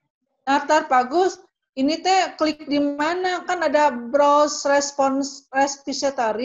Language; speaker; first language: Indonesian; native; Indonesian